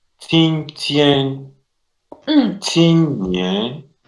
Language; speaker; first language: Chinese; non-native, learner; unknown